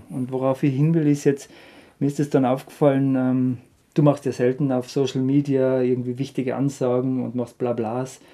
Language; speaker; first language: German; native; German